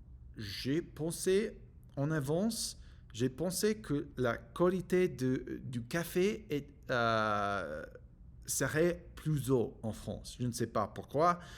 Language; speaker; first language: French; non-native, learner; English